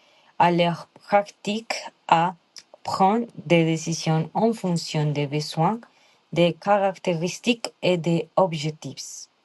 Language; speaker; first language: French; non-native, learner; Spanish